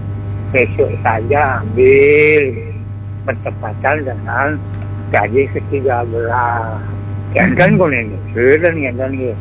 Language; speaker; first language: Indonesian; non-native, local second language; Balinese